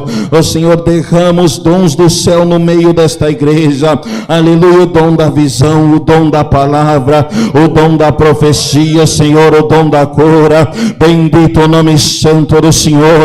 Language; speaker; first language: Portuguese; native; Portuguese